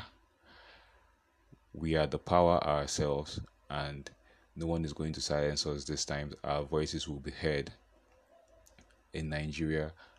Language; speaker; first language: English; non-native, local second language; Yoruba